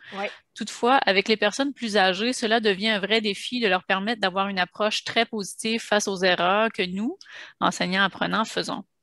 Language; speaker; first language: French; native; French